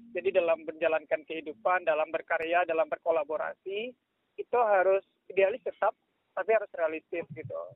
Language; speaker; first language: Indonesian; non-native, local second language; Minangkabau